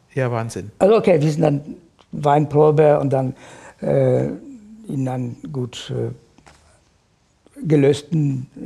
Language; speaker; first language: German; non-native, fluent; Polish